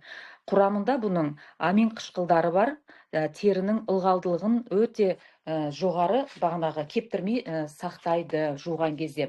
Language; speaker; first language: Kazakh; native; Kazakh